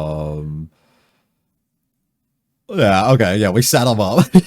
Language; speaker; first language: English; native; English